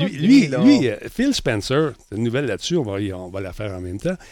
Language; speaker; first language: French; native; French